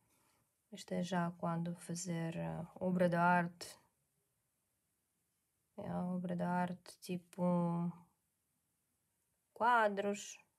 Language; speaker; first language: Portuguese; non-native, learner; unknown